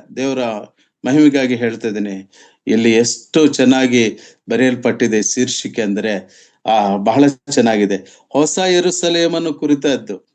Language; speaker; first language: Kannada; non-native, local second language; Telugu